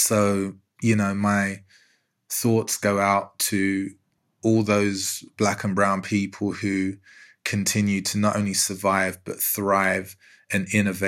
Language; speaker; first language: English; native; English